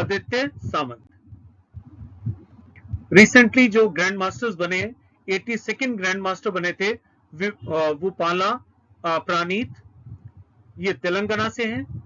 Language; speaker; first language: Hindi; native; Hindi